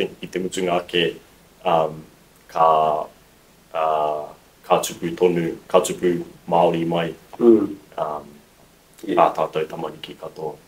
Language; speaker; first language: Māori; non-native, local second language; English